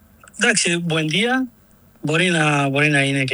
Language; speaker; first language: Greek; non-native, learner; Spanish